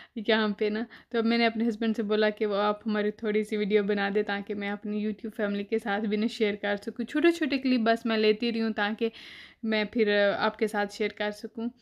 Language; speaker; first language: Urdu; native; Urdu